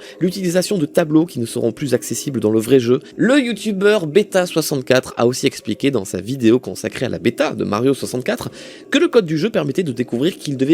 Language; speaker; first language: French; native; French